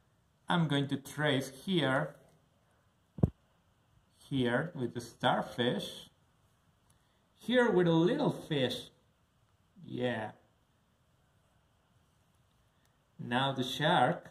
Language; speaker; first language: English; non-native, learner; Spanish